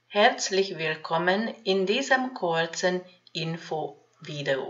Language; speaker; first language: German; non-native, fluent; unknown